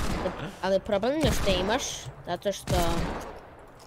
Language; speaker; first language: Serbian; early bilingual, heritage; Serbian